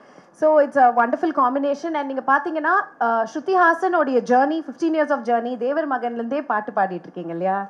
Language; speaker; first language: Tamil; native; Tamil